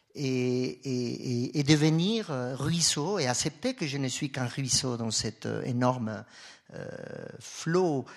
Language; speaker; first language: French; non-native, fluent; Spanish